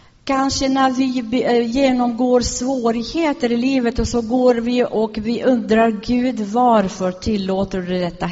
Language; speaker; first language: Swedish; non-native, fluent; Arabic